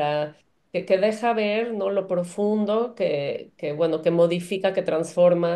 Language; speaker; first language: Spanish; native; Spanish